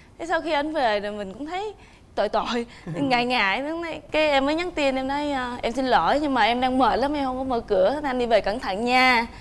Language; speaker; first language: Vietnamese; native; Vietnamese